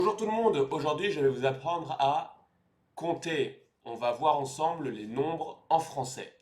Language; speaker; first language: French; native; French